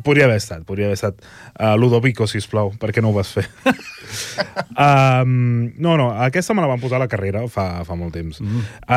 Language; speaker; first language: Catalan; native; Catalan